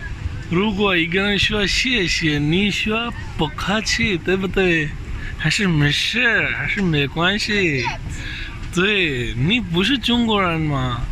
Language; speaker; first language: Chinese; non-native, fluent; Punjabi